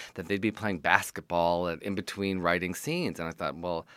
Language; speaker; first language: English; native; English